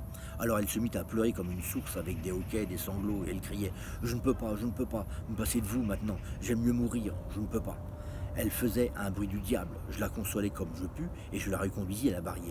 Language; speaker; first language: French; native; French